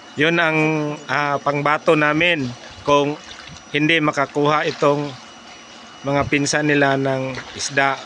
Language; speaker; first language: Filipino; non-native, local second language; Cebuano